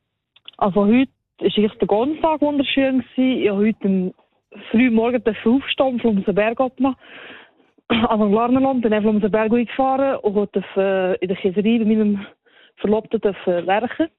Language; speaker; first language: German; native; German